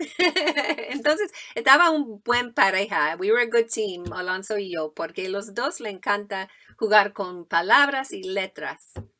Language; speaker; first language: Spanish; non-native, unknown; English